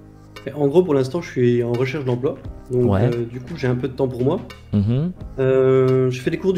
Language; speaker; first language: French; native; French